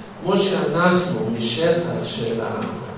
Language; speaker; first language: Hebrew; non-native, fluent; Russian